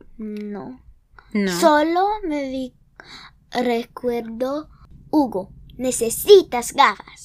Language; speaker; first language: Spanish; early bilingual, heritage; English